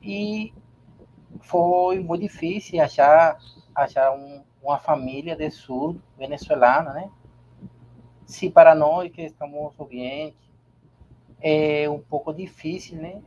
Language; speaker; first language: Portuguese; non-native, learner; Spanish